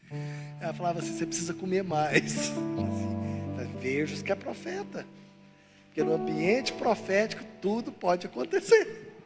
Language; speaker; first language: Portuguese; native; Portuguese